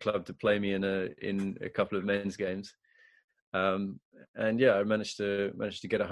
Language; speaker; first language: English; native; English